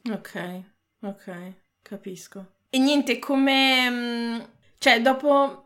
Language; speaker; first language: Italian; native; Italian